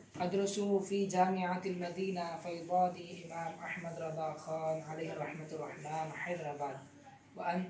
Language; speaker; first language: Arabic; non-native, learner; Urdu